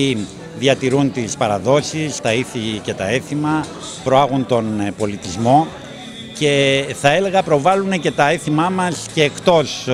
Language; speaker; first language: Greek; native; Greek